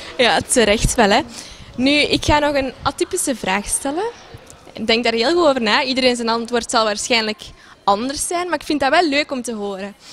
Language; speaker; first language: Dutch; native; Dutch